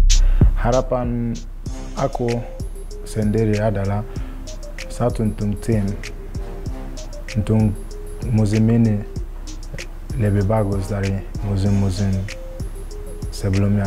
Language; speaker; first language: Indonesian; non-native, fluent; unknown